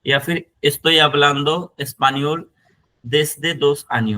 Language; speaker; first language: Spanish; non-native, fluent; Hindi